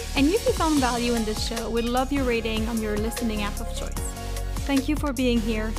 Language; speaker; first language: English; non-native, fluent; French